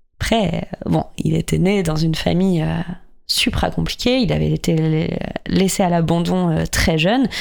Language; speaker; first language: French; native; French